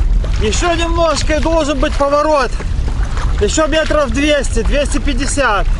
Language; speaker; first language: Russian; native; Russian